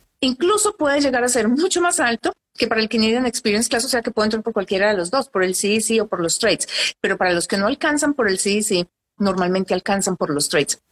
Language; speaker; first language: Spanish; native; Spanish